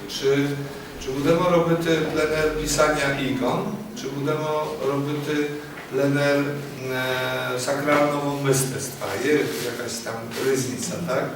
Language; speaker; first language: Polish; non-native, learner; Ukrainian